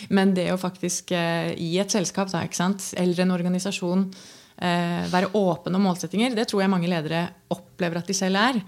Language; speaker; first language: Norwegian; native; Norwegian